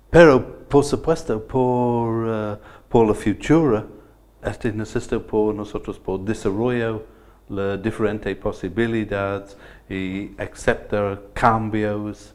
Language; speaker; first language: Spanish; non-native, learner; English